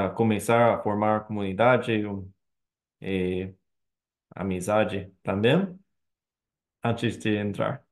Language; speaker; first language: Portuguese; non-native, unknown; English